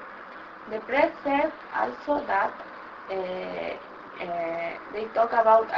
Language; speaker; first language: English; non-native, local second language; Spanish